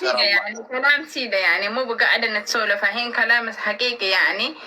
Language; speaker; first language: Arabic; native; Arabic